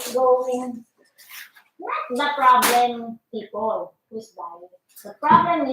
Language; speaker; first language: English; non-native, local second language; Filipino